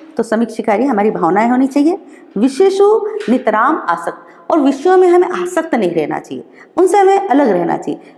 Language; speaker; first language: Hindi; native; Hindi